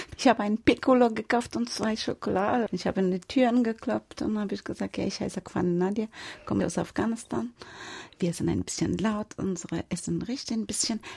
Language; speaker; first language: German; non-native, fluent; Persian